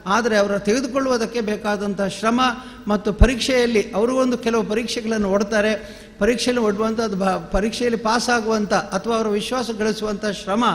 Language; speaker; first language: Kannada; non-native, local second language; Tulu